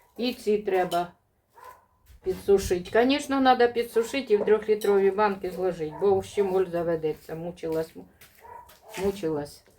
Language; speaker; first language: Ukrainian; native; Ukrainian